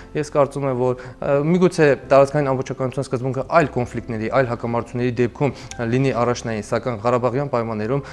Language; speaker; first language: Armenian; non-native, local second language; Kurdish